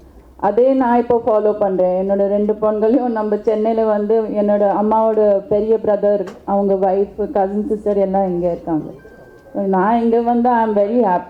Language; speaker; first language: Tamil; non-native, local second language; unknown